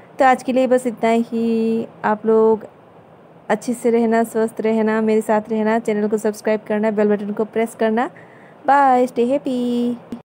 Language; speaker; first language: Hindi; non-native, local second language; Bangla